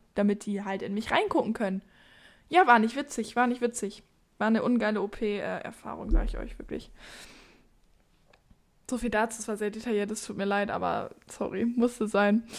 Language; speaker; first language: German; native; German